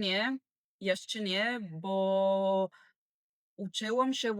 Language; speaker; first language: Polish; non-native, learner; Italian